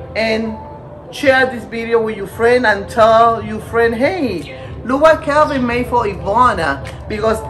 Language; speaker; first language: English; non-native, learner; Spanish